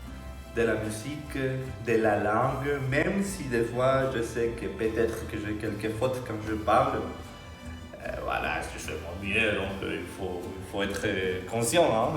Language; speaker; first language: French; non-native, fluent; Spanish